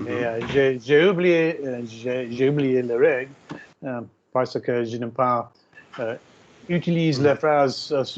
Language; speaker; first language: French; non-native, learner; English